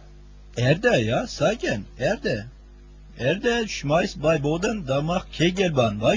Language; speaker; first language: German; non-native, learner; Turkish